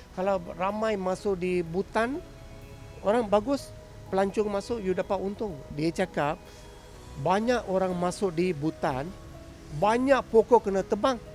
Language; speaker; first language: Malay; non-native, local second language; Tamil